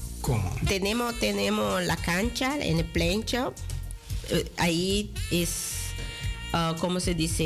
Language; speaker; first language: Spanish; non-native, local second language; Dutch